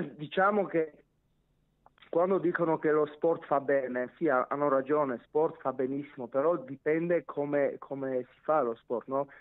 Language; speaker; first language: Italian; non-native, fluent; Armenian